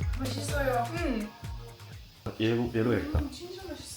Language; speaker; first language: Korean; non-native, learner; Polish